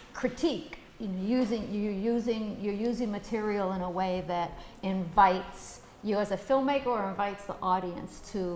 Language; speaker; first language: English; native; English